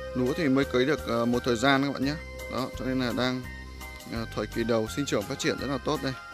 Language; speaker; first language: Vietnamese; native; Vietnamese